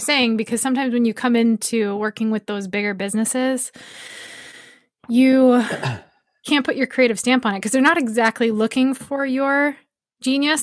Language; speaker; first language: English; native; English